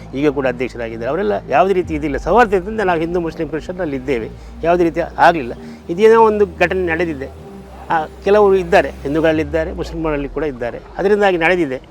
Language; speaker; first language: Kannada; native; Kannada